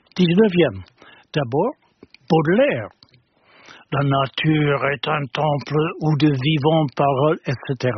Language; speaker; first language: French; non-native, fluent; English